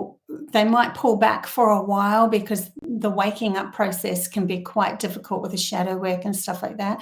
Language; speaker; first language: English; native; English